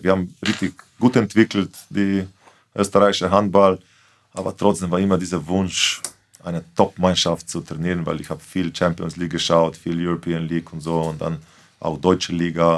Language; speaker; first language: German; non-native, fluent; Slovenian